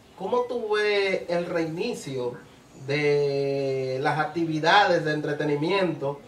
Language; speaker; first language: Spanish; native; Spanish